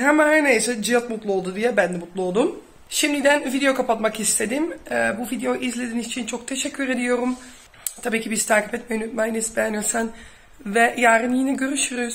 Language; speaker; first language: Turkish; early bilingual, heritage; Dutch